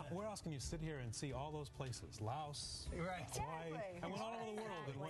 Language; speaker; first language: English; native; English